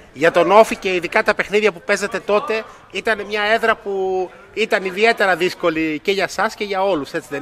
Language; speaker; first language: Greek; native; Greek